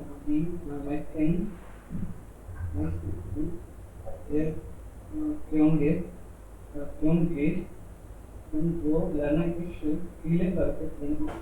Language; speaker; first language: German; non-native, learner; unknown